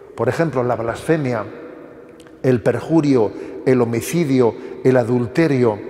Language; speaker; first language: Spanish; native; Spanish